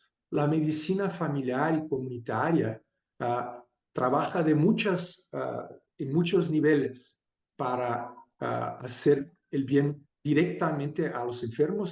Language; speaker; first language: Spanish; non-native, fluent; Portuguese